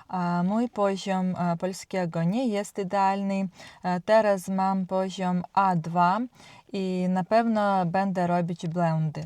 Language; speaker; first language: Polish; non-native, learner; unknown